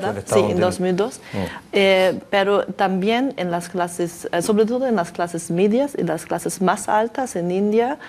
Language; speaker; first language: Spanish; non-native, learner; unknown